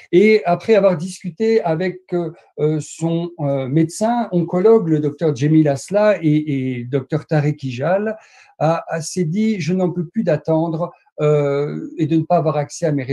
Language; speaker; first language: French; native; French